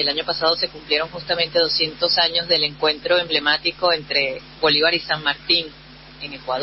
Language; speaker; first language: Spanish; native; Spanish